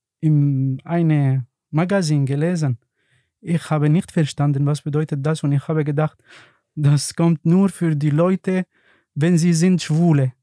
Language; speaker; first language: German; non-native, learner; Arabic